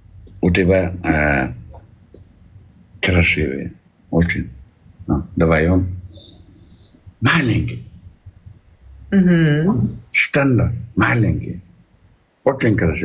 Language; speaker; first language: Russian; non-native, learner; Uzbek